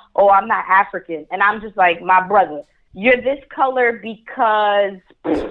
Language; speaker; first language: English; early bilingual, other home language; Spanish